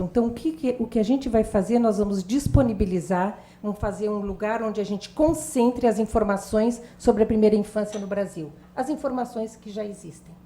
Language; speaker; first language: Portuguese; native; Portuguese